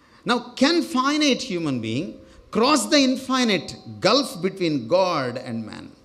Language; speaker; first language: English; non-native, local second language; Telugu